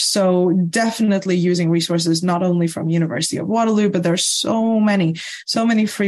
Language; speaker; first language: English; non-native, fluent; Morisyen